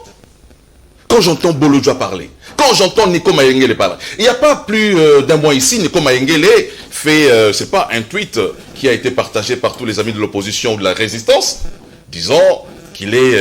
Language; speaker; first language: French; non-native, local second language; Lingala